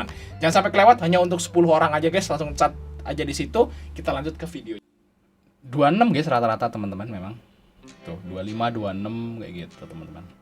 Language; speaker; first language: Indonesian; native; Indonesian